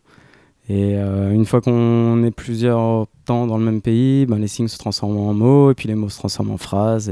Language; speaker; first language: French; native; French